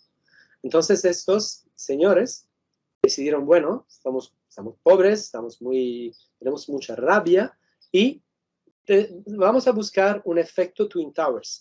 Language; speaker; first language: Spanish; non-native, fluent; Italian